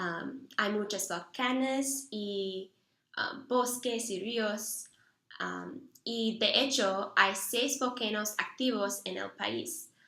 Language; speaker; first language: Spanish; non-native, learner; English